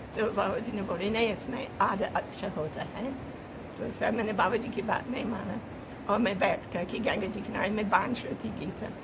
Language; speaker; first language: Hindi; non-native, fluent; English